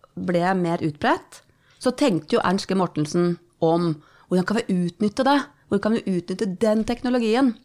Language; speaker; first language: Norwegian; native; Norwegian